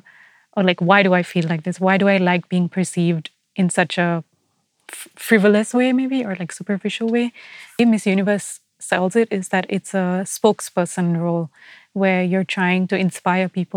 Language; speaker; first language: English; native; English